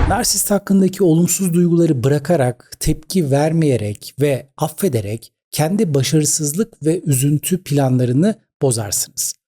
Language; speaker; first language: Turkish; native; Turkish